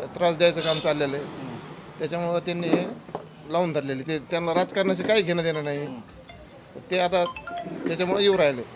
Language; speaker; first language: Marathi; non-native, local second language; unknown